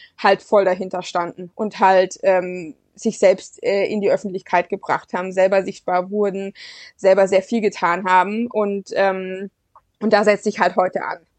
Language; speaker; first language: German; native; German